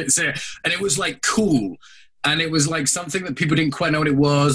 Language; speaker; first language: English; native; English